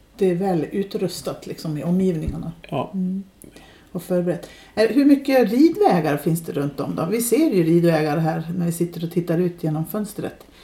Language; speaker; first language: Swedish; native; Swedish